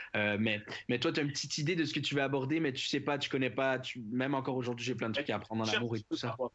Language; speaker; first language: French; native; French